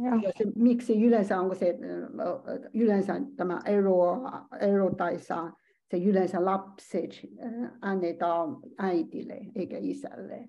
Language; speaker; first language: Finnish; non-native, learner; Chinese